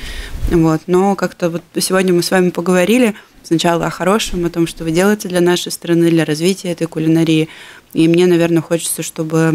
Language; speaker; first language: Russian; native; Russian